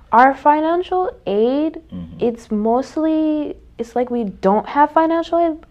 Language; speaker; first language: English; native; English